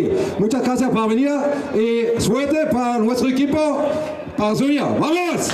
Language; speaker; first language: Spanish; non-native, learner; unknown